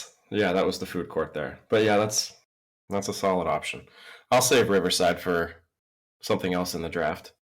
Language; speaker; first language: English; native; English